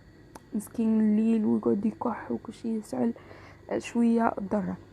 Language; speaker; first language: Arabic; native; Arabic